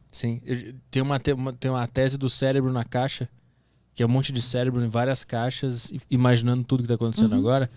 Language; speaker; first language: Portuguese; native; Portuguese